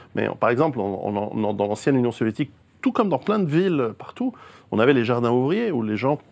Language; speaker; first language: French; native; French